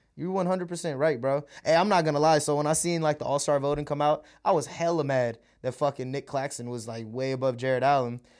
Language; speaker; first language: English; early bilingual, other home language; Malayalam